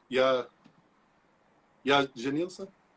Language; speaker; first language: Russian; non-native, learner; English